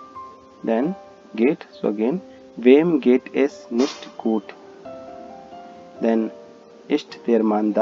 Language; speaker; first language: German; non-native, fluent; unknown